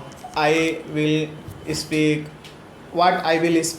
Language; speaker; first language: English; non-native, learner; Hindi